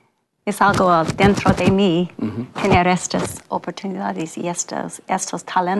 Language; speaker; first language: Spanish; non-native, learner; English